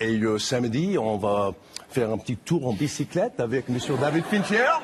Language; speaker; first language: French; non-native, fluent; English